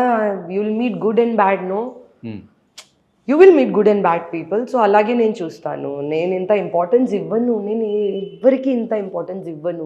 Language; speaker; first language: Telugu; non-native, local second language; Hindi